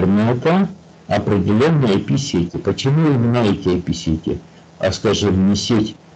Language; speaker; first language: Russian; native; Russian